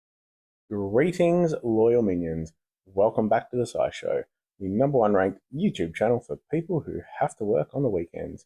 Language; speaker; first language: English; native; English